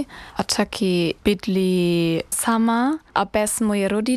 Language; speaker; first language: Czech; non-native, learner; German